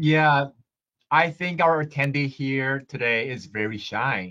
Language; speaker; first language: English; non-native, fluent; Chinese